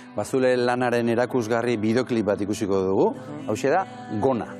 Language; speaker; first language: Basque; native; Basque